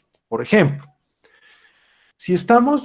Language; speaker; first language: Spanish; native; Spanish